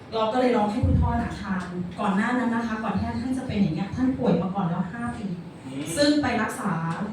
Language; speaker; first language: Thai; native; Thai